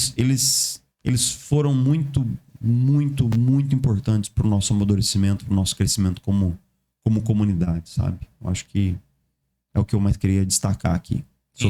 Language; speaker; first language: Portuguese; native; Portuguese